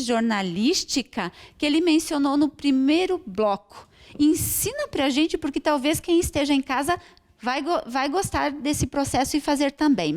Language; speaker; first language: Portuguese; native; Portuguese